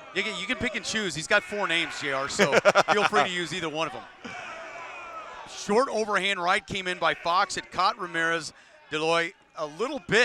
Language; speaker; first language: English; native; English